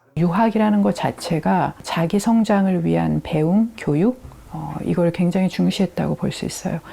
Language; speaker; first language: Korean; native; Korean